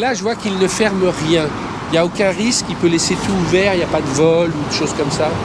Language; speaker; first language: French; native; French